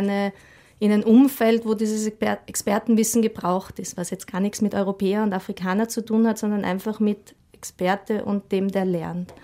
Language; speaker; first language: German; native; German